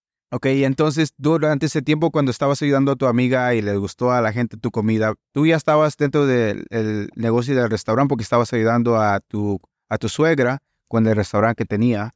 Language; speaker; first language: Spanish; native; Spanish